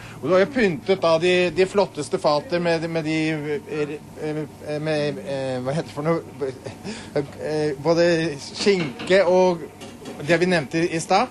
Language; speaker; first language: Norwegian; native; Norwegian